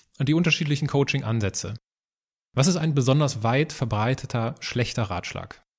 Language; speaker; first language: German; native; German